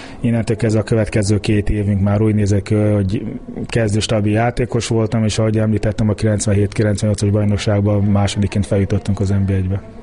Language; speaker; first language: Hungarian; early bilingual, heritage; Hungarian